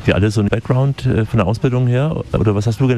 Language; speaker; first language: German; native; German